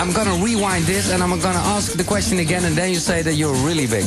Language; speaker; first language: English; non-native, fluent; Dutch